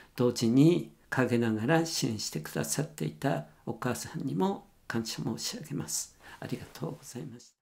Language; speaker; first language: Japanese; native; Japanese